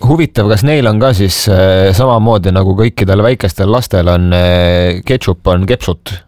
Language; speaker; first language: Estonian; native; Estonian